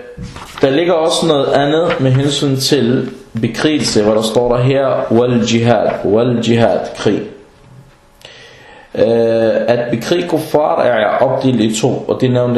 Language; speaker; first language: Danish; early bilingual, other home language; Arabic